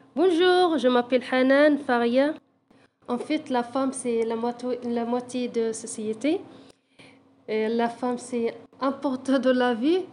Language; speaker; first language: French; non-native, learner; Arabic